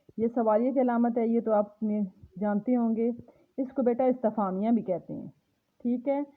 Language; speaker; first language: Urdu; non-native, local second language; Punjabi